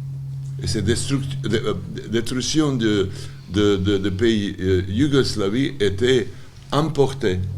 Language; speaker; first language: French; non-native, learner; Serbian